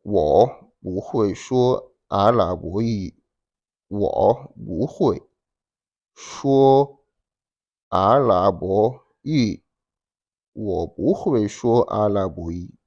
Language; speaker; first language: Chinese; non-native, fluent; Wolof